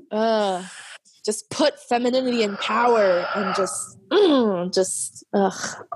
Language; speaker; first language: English; early bilingual, other home language; Spanish